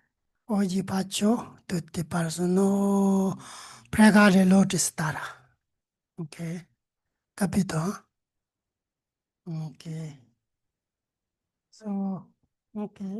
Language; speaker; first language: Italian; non-native, learner; Tibetan